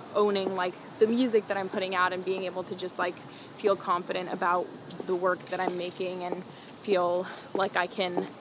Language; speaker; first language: English; early bilingual, other home language; Spanish